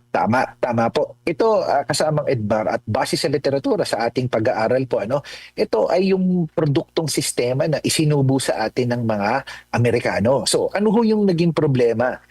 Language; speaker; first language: Filipino; native; Filipino